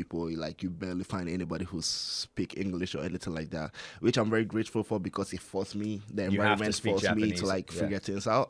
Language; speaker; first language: English; non-native, local second language; Hausa